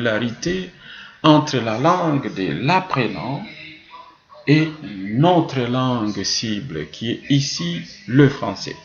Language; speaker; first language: French; non-native, local second language; Swahili